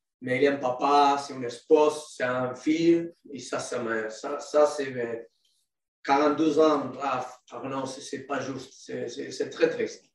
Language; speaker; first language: French; non-native, learner; Spanish